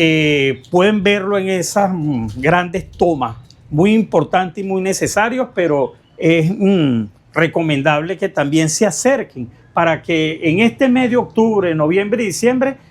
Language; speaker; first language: Spanish; native; Spanish